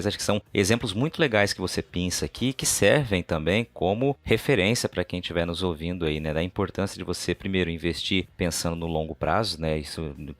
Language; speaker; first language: Portuguese; native; Portuguese